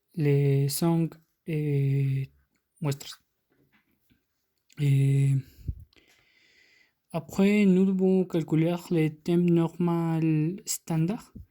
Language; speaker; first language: French; non-native, learner; Spanish